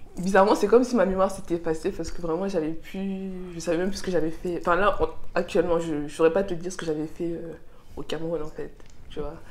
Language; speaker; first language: French; native; French